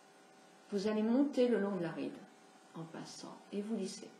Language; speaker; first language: French; native; French